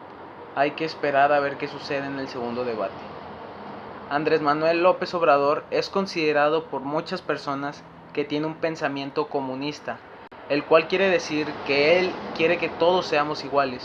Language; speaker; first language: Spanish; native; Spanish